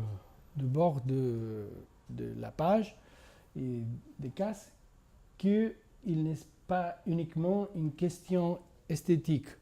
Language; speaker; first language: French; non-native, fluent; Spanish